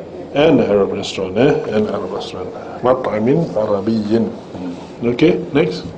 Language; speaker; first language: Arabic; non-native, fluent; Malay